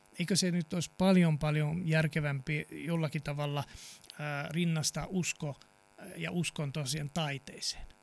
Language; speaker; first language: Finnish; non-native, fluent; Serbian